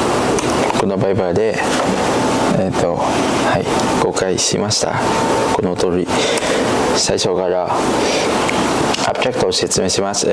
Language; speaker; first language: Japanese; non-native, learner; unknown